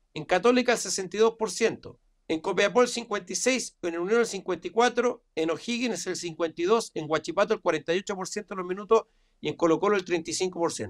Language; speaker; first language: Spanish; native; Spanish